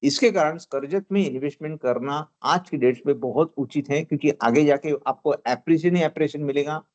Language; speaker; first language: Hindi; non-native, local second language; Marathi